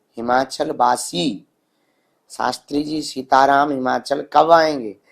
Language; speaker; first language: Hindi; native; Hindi